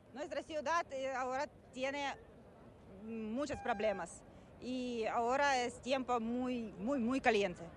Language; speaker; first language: Spanish; non-native, learner; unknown